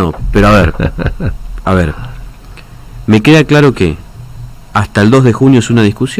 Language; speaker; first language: Spanish; native; Spanish